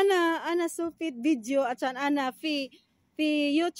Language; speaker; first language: Arabic; non-native, learner; Filipino